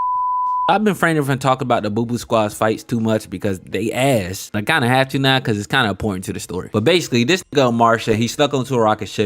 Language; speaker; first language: English; native; English